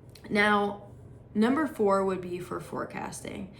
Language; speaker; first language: English; native; English